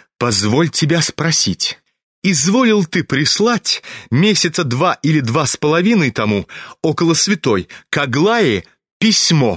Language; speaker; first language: Russian; native; Russian